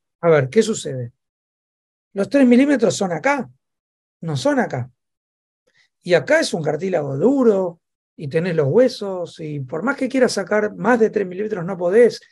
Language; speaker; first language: Spanish; native; Spanish